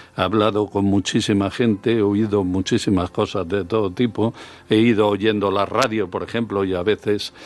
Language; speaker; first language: Spanish; native; Spanish